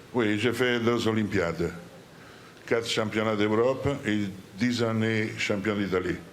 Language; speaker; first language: French; non-native, learner; Italian